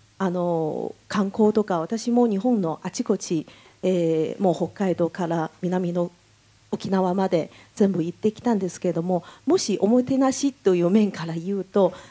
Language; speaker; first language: Japanese; non-native, fluent; Chinese